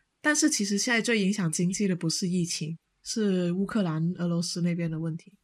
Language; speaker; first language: Chinese; non-native, local second language; Cantonese